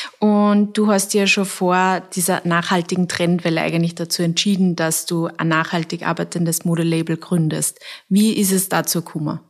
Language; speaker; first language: German; native; German